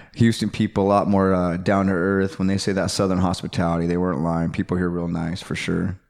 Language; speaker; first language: English; native; English